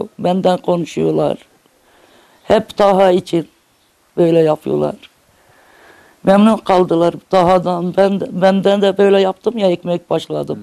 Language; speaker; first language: Turkish; non-native, local second language; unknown